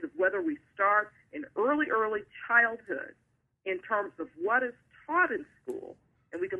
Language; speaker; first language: English; native; English